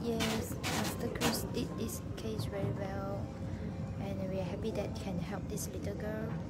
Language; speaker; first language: English; non-native, local second language; Cantonese